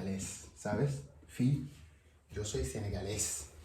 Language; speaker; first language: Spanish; non-native, learner; Wolof